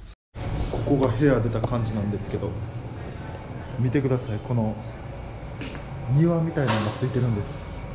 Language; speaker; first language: Japanese; native; Japanese